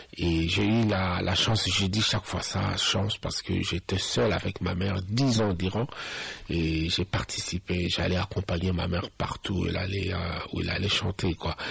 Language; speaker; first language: French; non-native, local second language; Lingala